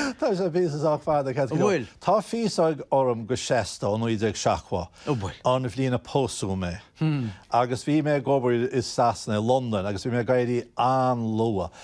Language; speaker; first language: Irish; native; Irish